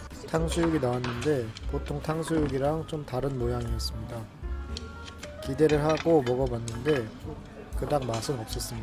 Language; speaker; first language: Korean; native; Korean